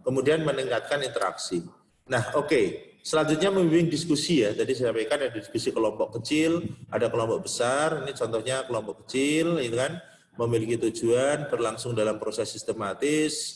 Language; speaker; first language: Indonesian; non-native, local second language; Javanese